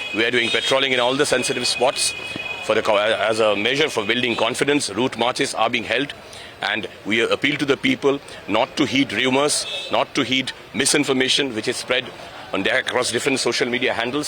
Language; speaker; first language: English; non-native, local second language; Bangla